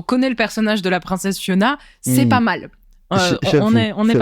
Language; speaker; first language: French; native; French